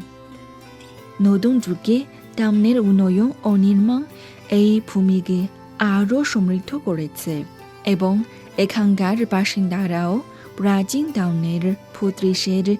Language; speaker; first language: Bangla; non-native, fluent; Chinese